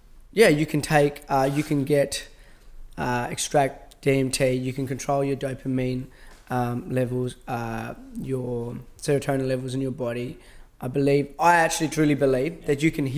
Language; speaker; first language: English; native; English